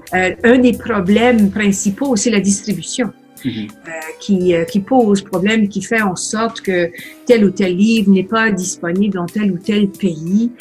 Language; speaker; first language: French; native; French